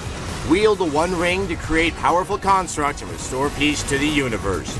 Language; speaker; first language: English; native; English